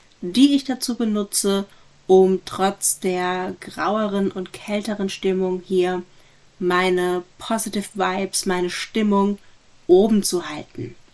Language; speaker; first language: German; native; German